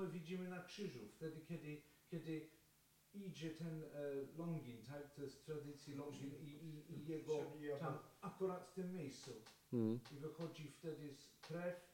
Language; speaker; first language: Polish; non-native, fluent; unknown